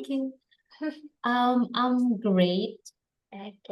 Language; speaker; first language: English; non-native, learner; Indonesian